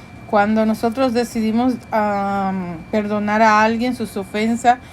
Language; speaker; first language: Spanish; early bilingual, heritage; Spanish